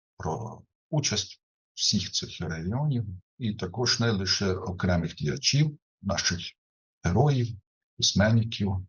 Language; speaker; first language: Ukrainian; non-native, fluent; German